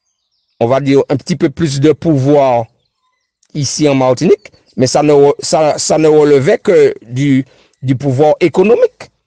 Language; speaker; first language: French; native; French